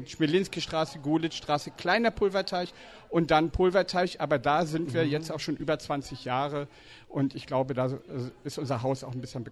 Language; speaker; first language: German; native; German